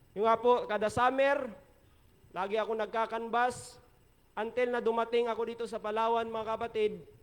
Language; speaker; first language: Filipino; non-native, local second language; Hiligaynon